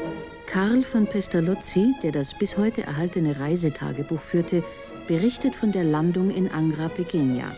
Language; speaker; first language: German; native; German